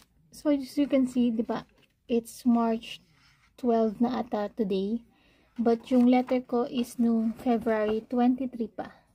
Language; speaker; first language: English; non-native, local second language; Filipino